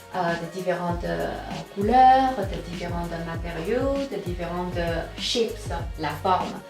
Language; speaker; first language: French; non-native, fluent; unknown